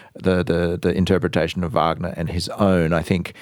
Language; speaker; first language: English; native; English